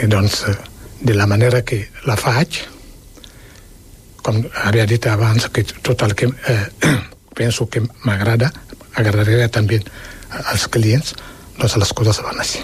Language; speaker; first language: Catalan; non-native, fluent; Wolof